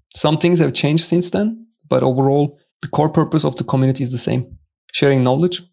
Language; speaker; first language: English; non-native, fluent; Turkish